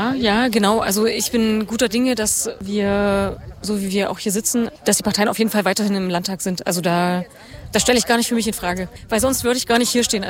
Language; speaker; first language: German; native; German